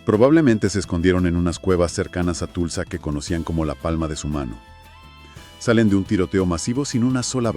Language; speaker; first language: Spanish; native; Spanish